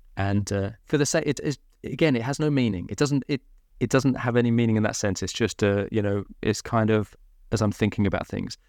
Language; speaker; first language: English; native; English